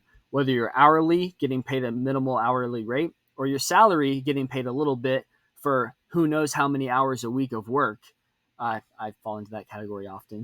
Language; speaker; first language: English; native; English